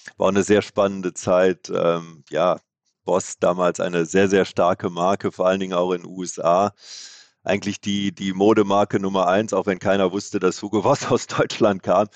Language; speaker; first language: German; native; German